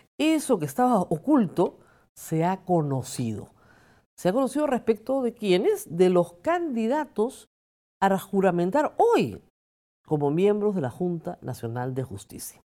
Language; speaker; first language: Spanish; native; Spanish